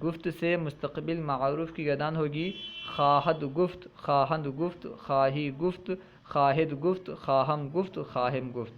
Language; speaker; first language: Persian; non-native, fluent; Urdu